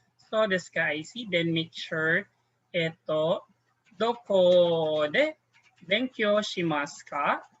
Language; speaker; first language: Japanese; non-native, fluent; Filipino